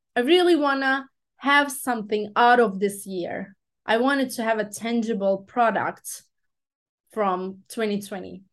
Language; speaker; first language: English; non-native, fluent; Turkish